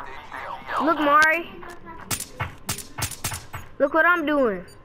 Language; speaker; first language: English; native; English